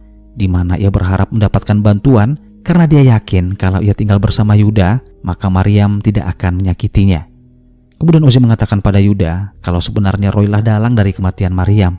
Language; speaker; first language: Indonesian; native; Indonesian